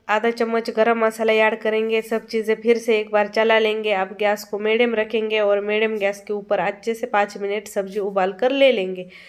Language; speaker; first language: Hindi; non-native, local second language; Marathi